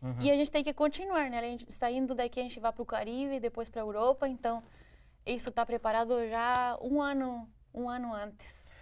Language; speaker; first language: Portuguese; non-native, fluent; Spanish